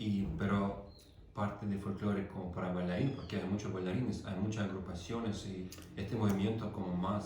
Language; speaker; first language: Spanish; non-native, fluent; Russian